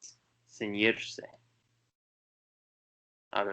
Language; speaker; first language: Spanish; non-native, learner; Portuguese